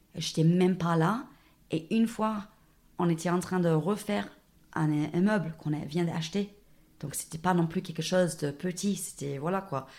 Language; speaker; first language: French; non-native, fluent; English